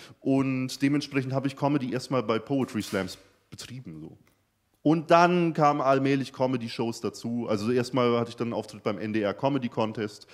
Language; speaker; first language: German; early bilingual, other home language; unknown